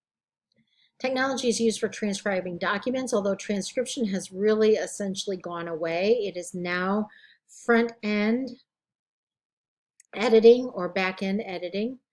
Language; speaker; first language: English; native; English